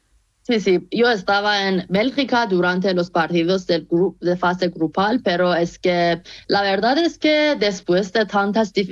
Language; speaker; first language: Spanish; non-native, fluent; Persian